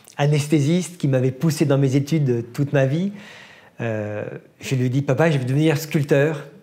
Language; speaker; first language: French; native; French